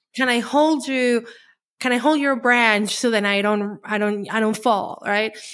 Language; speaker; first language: English; non-native, fluent; Spanish